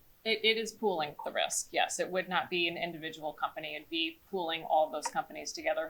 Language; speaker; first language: English; native; English